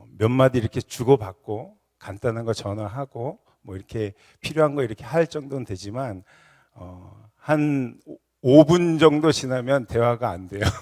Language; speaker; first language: Korean; native; Korean